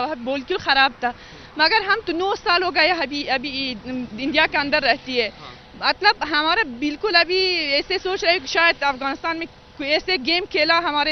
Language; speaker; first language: Hindi; non-native, learner; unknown